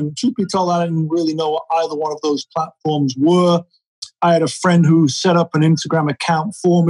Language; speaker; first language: English; native; English